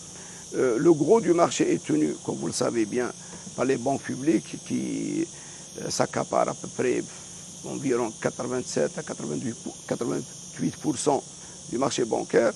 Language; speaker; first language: French; non-native, local second language; Arabic